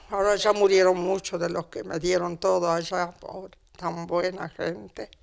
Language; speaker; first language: Spanish; non-native, fluent; Italian